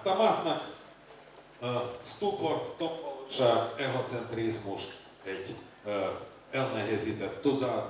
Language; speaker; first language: Hungarian; non-native, learner; Russian